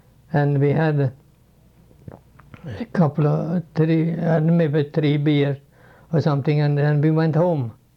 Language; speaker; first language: English; non-native, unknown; Swedish